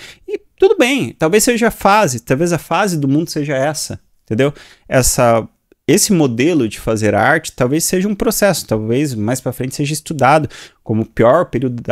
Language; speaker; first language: Portuguese; native; Portuguese